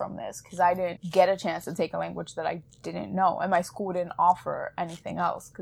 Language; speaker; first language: English; early bilingual, other home language; Spanish